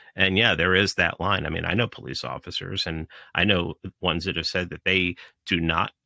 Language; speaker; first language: English; native; English